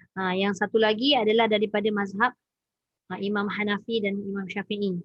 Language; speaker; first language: Malay; native; Malay